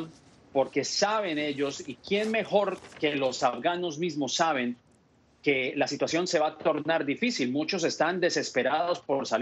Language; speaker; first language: Spanish; native; Spanish